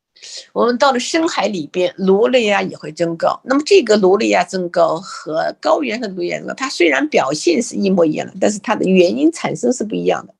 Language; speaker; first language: Chinese; native; Chinese